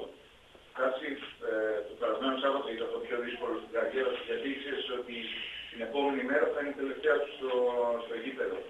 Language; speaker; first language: Greek; native; Greek